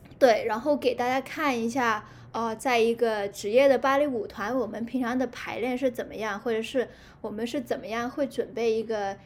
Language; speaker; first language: Chinese; non-native, local second language; Cantonese